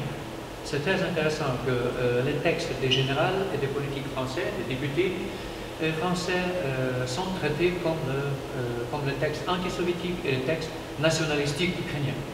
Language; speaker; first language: French; non-native, learner; Ukrainian